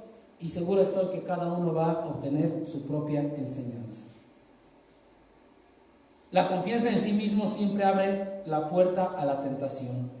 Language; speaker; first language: Spanish; native; Spanish